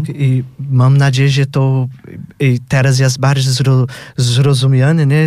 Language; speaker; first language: Polish; non-native, fluent; Portuguese